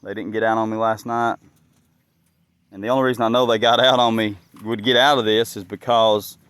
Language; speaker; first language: English; native; English